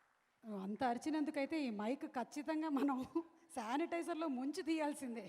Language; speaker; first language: Telugu; native; Telugu